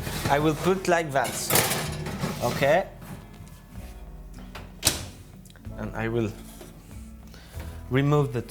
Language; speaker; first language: English; non-native, learner; French